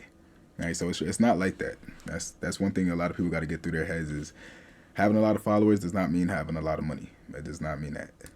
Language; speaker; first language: English; native; English